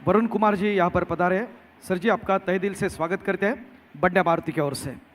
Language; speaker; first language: Hindi; non-native, local second language; Marathi